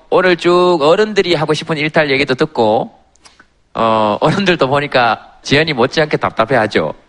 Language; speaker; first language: Korean; native; Korean